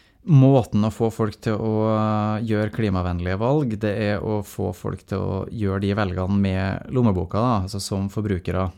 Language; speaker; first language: Norwegian; native; Norwegian